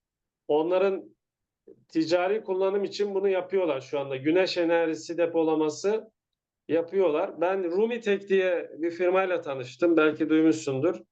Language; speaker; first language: Turkish; native; Turkish